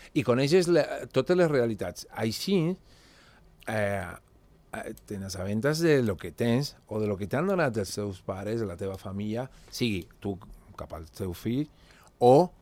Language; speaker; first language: Catalan; non-native, fluent; Spanish